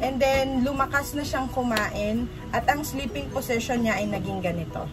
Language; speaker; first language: Filipino; native; Filipino